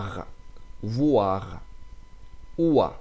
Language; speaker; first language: French; non-native, fluent; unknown